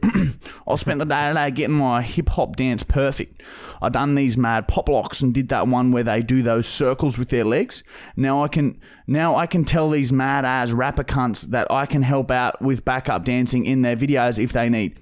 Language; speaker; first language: English; early bilingual, other home language; German